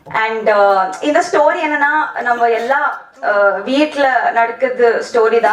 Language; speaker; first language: Tamil; non-native, learner; Telugu